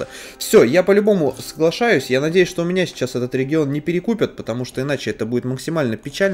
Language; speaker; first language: Russian; native; Russian